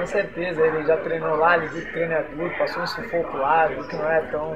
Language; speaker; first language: Portuguese; native; Portuguese